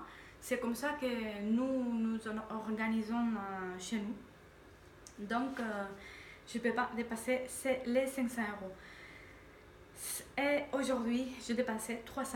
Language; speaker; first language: French; non-native, fluent; Spanish